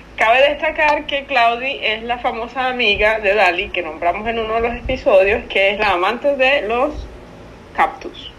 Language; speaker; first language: Spanish; native; Spanish